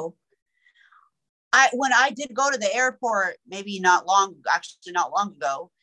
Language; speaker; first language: English; early bilingual, other home language; Persian